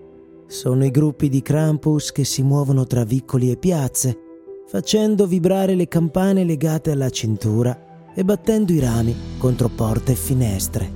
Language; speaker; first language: Italian; native; Italian